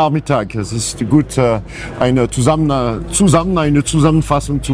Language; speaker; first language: German; non-native, fluent; French